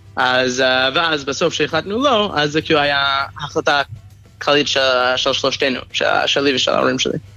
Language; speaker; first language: Hebrew; non-native, fluent; English